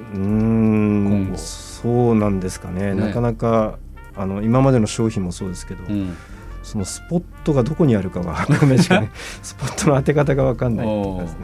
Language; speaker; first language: Japanese; native; Japanese